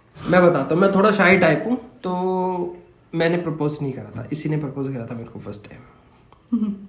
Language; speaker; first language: Hindi; native; Hindi